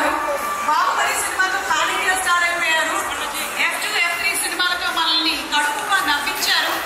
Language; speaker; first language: Telugu; native; Telugu